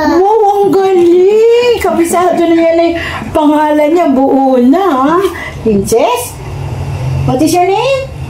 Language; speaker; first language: Filipino; native; Filipino